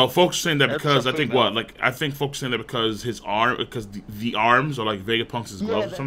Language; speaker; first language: English; native; English